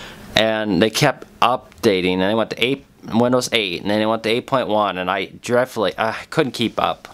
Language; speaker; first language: English; native; English